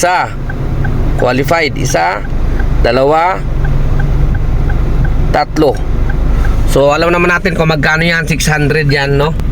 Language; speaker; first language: Filipino; native; Filipino